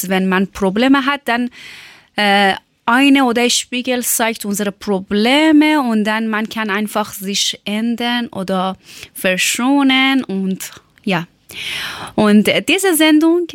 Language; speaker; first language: German; non-native, learner; Persian